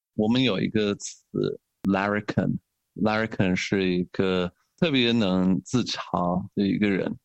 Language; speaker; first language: Chinese; non-native, fluent; English